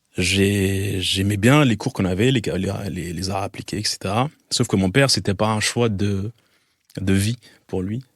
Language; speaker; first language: French; non-native, local second language; Arabic